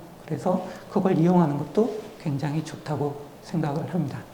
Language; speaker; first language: Korean; native; Korean